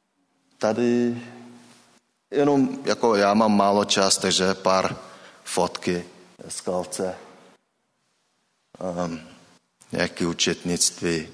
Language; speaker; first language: Czech; non-native, learner; Mongolian